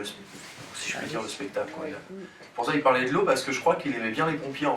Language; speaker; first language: French; native; French